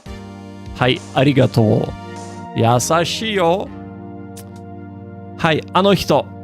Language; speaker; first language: Japanese; non-native, learner; English